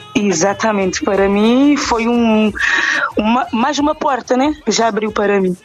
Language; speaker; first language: Portuguese; non-native, local second language; Kabuverdianu